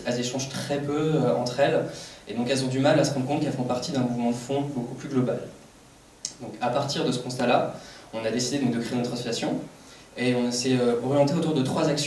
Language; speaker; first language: French; native; French